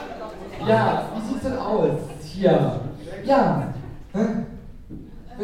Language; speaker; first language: German; native; German